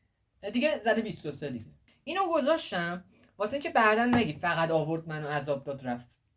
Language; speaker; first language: Persian; native; Persian